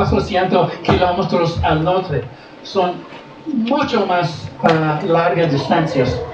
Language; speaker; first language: Spanish; non-native, learner; English